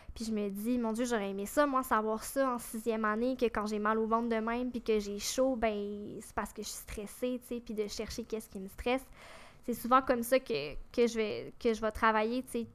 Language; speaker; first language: French; native; French